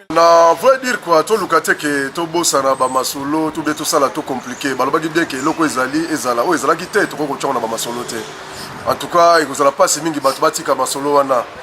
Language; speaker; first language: Lingala; non-native, local second language; Kongo